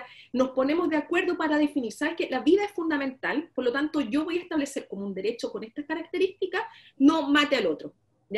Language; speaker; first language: Spanish; native; Spanish